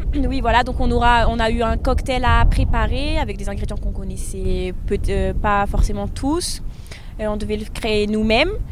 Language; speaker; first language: French; native; French